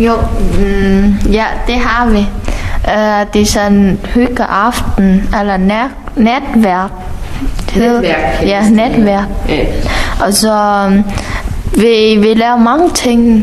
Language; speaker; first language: Danish; non-native, fluent; Vietnamese